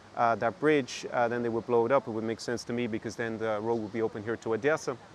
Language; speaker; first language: English; native; English